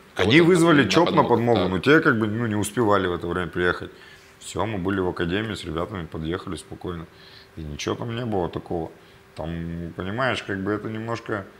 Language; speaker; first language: Russian; native; Russian